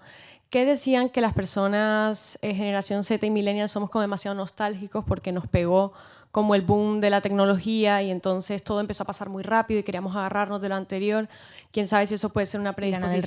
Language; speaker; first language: Spanish; native; Spanish